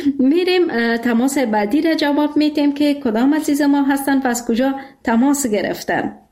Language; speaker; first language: Persian; native; Persian